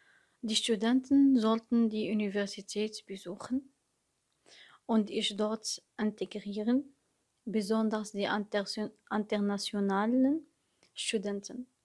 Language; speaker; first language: German; non-native, learner; Arabic